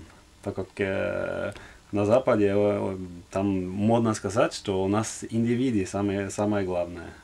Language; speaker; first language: Russian; non-native, fluent; Norwegian